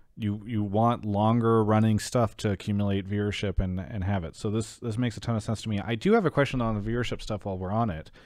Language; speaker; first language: English; native; English